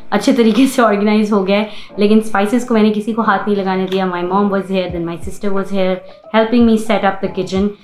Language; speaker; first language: Urdu; native; Urdu